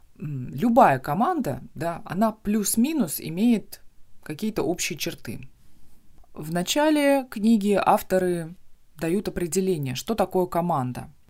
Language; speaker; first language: Russian; native; Russian